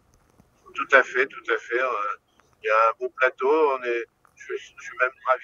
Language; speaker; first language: French; native; French